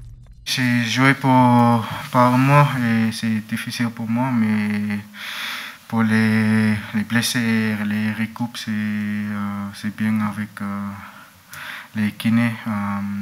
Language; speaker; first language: French; non-native, learner; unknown